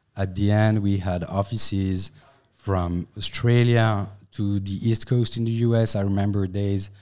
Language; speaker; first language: English; non-native, fluent; French